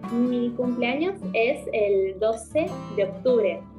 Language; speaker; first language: Spanish; native; Spanish